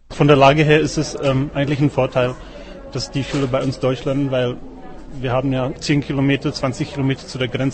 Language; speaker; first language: German; non-native, fluent; Czech